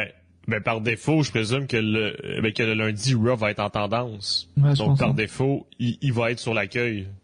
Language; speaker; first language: French; native; French